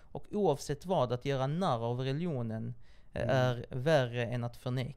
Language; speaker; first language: Swedish; native; Swedish